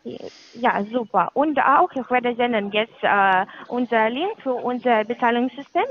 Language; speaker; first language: German; non-native, learner; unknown